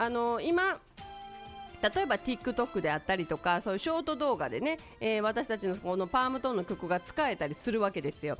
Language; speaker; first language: Japanese; native; Japanese